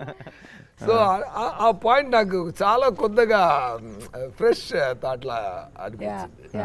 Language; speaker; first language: Telugu; non-native, fluent; Tamil